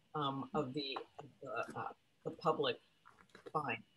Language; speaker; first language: English; native; English